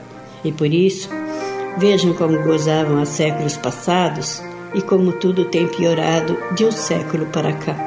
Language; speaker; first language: Portuguese; native; Portuguese